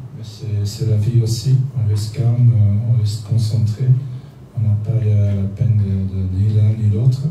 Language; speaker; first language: French; non-native, learner; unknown